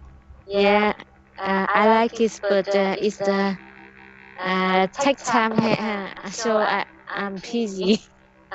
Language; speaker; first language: English; non-native, learner; Vietnamese